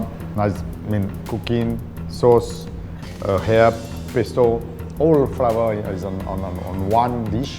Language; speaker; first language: English; non-native, fluent; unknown